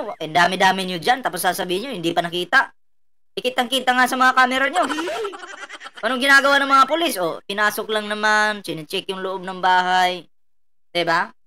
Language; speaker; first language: Filipino; non-native, local second language; Cebuano